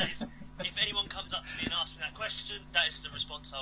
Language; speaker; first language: English; native; English